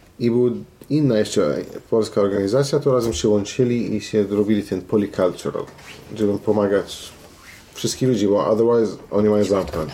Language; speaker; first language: Polish; non-native, fluent; Arabic